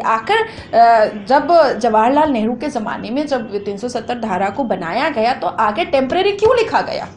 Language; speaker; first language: Hindi; native; Hindi